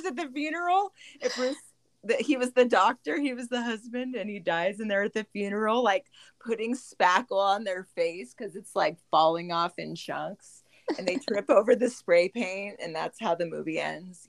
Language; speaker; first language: English; native; English